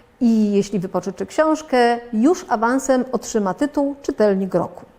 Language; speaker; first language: Polish; native; Polish